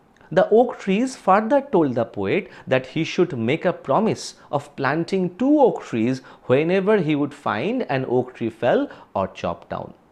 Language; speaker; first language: English; non-native, local second language; Bangla